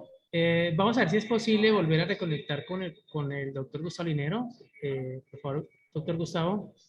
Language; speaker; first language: Spanish; native; Spanish